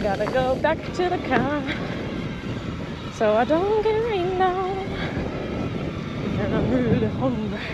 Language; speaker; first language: English; native; English